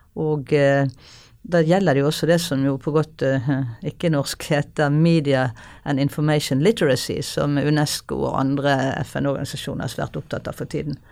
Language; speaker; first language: Norwegian; native; Norwegian